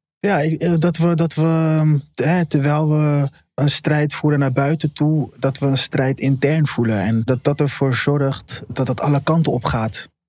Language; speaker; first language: Dutch; early bilingual, other home language; Papiamento